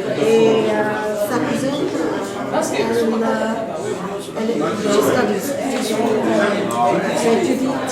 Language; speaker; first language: French; non-native, fluent; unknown